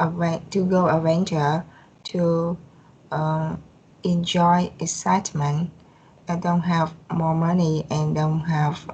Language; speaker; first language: English; non-native, learner; Vietnamese